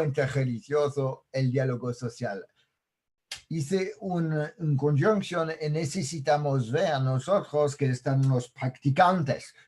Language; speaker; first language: Spanish; non-native, fluent; French